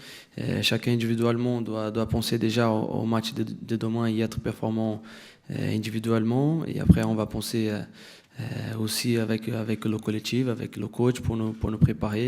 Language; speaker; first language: French; non-native, fluent; Portuguese